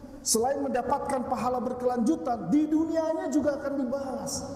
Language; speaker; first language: Indonesian; native; Indonesian